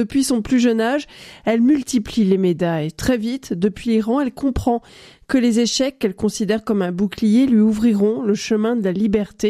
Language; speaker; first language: French; native; French